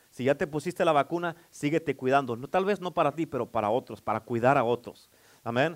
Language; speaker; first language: Spanish; native; Spanish